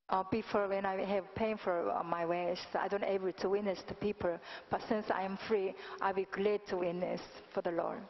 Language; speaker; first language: English; non-native, fluent; Korean